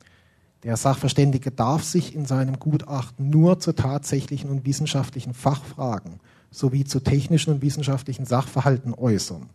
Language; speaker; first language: German; native; German